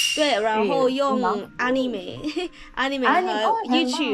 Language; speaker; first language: Chinese; early bilingual, heritage; English